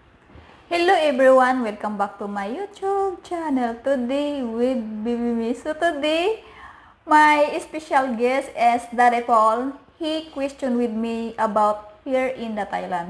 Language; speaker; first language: English; non-native, learner; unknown